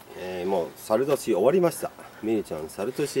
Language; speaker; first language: Japanese; native; Japanese